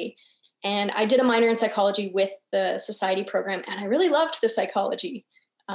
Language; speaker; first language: English; native; English